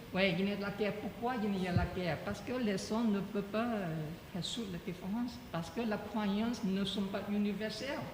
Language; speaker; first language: French; non-native, learner; Chinese